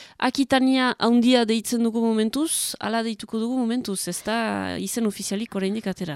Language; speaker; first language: Basque; native; Basque